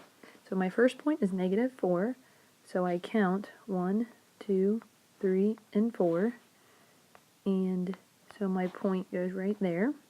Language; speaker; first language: English; native; English